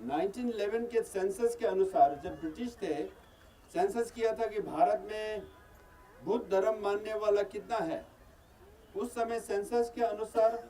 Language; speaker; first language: Hindi; non-native, fluent; Tibetan